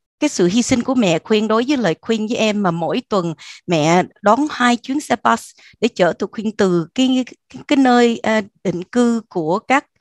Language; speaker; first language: Vietnamese; early bilingual, heritage; Vietnamese